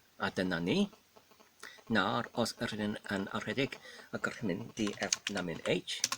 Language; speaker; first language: Welsh; non-native, learner; Polish